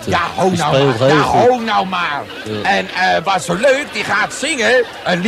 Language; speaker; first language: Dutch; native; Dutch